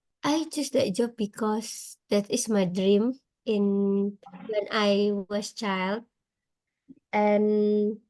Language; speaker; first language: English; non-native, learner; Indonesian